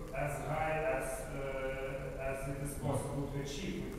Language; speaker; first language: English; non-native, fluent; Lithuanian